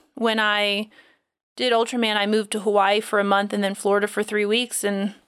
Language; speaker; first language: English; native; English